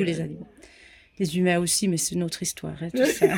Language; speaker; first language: French; native; French